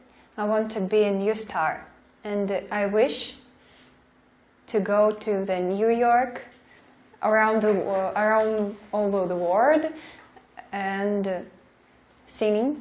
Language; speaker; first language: English; non-native, learner; Russian